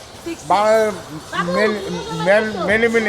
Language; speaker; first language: English; non-native, learner; Bangla